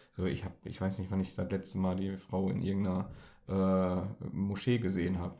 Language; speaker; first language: German; early bilingual, other home language; Turkish